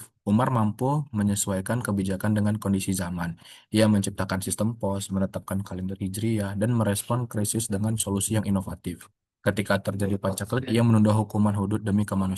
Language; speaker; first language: Indonesian; native; Indonesian